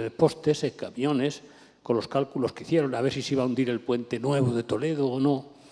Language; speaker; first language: Spanish; native; Spanish